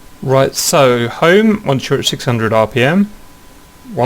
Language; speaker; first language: English; native; English